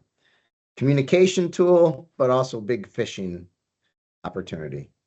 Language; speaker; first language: English; native; English